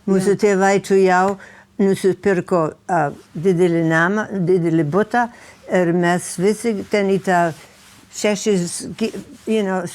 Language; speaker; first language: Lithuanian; early bilingual, heritage; Lithuanian